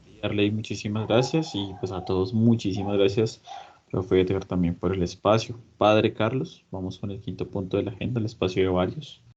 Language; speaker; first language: Spanish; native; Spanish